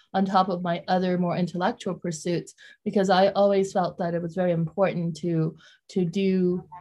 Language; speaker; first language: English; early bilingual, other home language; Vietnamese